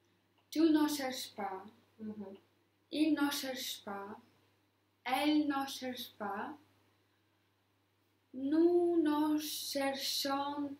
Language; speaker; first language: French; non-native, learner; Russian